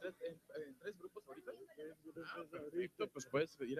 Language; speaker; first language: Spanish; native; Spanish